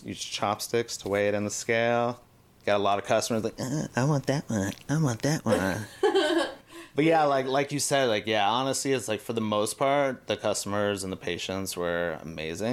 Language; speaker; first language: English; native; English